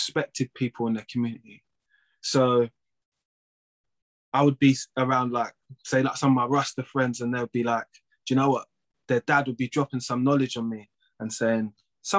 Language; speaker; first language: English; native; English